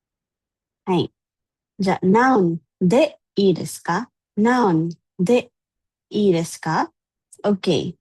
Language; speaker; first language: Japanese; non-native, fluent; Filipino